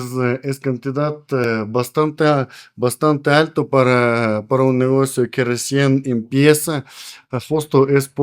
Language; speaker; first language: Spanish; non-native, learner; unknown